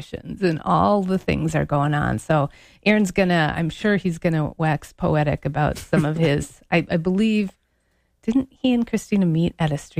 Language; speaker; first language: English; native; English